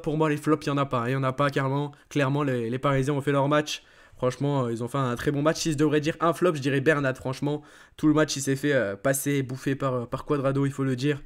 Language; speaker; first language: French; native; French